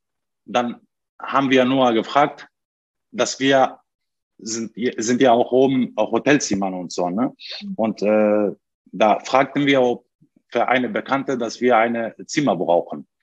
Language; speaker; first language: German; non-native, learner; Turkish